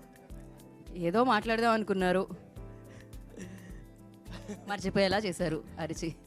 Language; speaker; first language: Telugu; native; Telugu